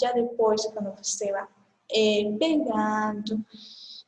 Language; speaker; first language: Portuguese; non-native, fluent; Spanish